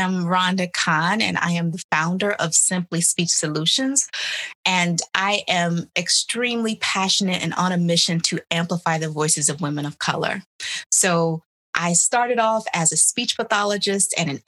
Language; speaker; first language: English; native; English